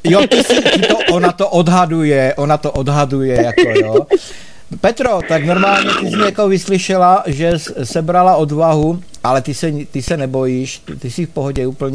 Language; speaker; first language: Czech; native; Czech